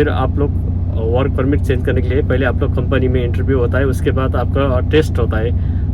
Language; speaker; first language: Hindi; non-native, learner; Nepali